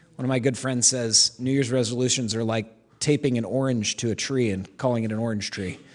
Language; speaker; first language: English; native; English